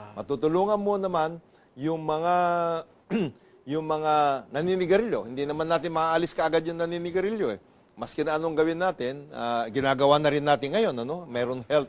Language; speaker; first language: Filipino; non-native, local second language; Iloko